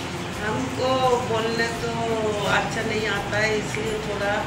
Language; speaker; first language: Hindi; non-native, local second language; Bangla